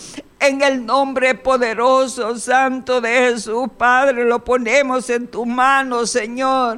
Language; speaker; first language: Spanish; native; Spanish